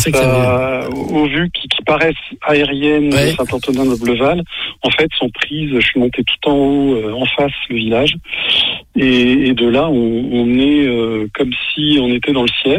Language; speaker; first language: French; native; French